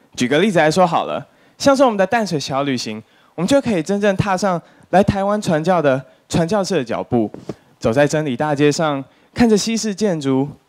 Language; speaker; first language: Chinese; native; Chinese